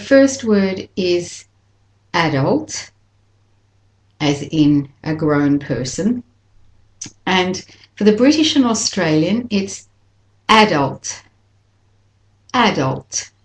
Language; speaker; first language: English; native; English